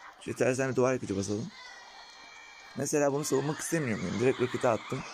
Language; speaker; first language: Turkish; native; Turkish